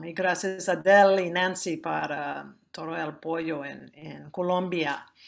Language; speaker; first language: Spanish; non-native, learner; English